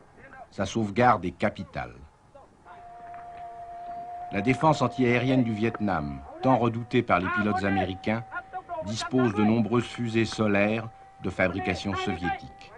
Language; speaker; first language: French; native; French